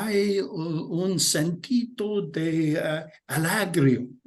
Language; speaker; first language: Spanish; non-native, learner; English